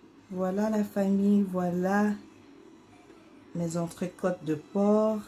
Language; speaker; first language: French; non-native, local second language; Lingala